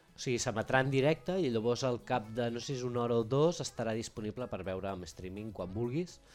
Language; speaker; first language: Catalan; native; Catalan